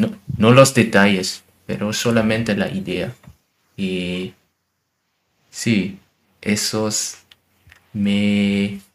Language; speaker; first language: Spanish; non-native, learner; German